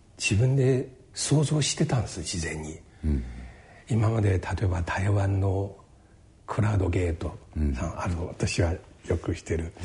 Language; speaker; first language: Japanese; non-native, fluent; Chinese